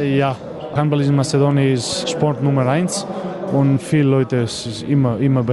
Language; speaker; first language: German; non-native, learner; Macedonian